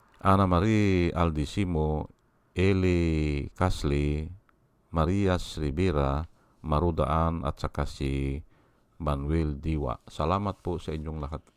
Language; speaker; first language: Filipino; non-native, local second language; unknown